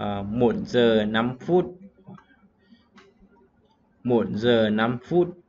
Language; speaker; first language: Vietnamese; non-native, learner; Hmong